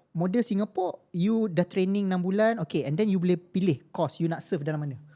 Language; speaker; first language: Malay; native; Malay